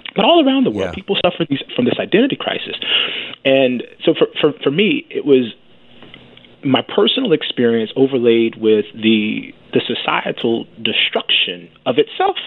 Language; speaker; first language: English; native; English